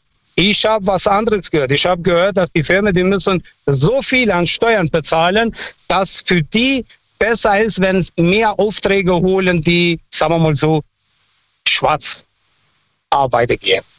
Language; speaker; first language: German; non-native, local second language; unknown